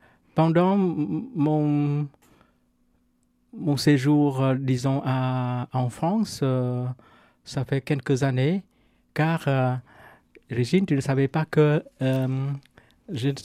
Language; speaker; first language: French; non-native, fluent; Vietnamese